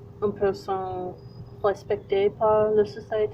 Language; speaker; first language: French; non-native, learner; English